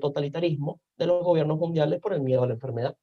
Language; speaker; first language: Spanish; native; Spanish